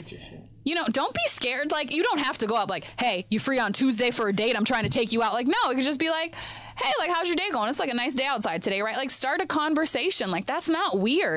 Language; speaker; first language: English; native; English